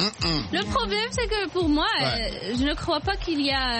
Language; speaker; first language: French; non-native, local second language; Arabic